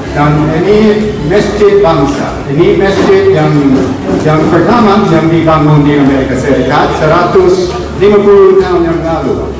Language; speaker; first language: Indonesian; non-native, fluent; English